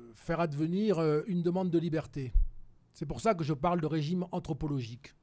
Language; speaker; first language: French; native; French